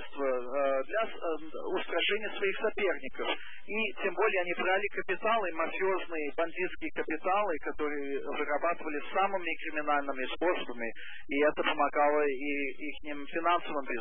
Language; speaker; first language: Russian; early bilingual, heritage; Russian